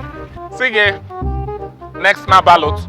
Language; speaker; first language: Filipino; non-native, learner; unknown